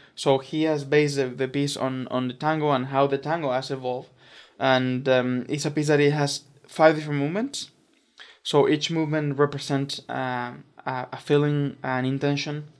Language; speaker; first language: English; non-native, fluent; Spanish